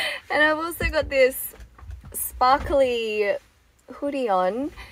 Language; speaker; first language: English; early bilingual, other home language; Korean